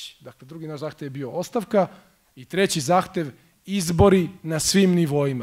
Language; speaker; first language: Croatian; native; Croatian